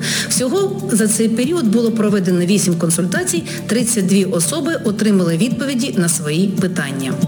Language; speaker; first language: Ukrainian; native; Ukrainian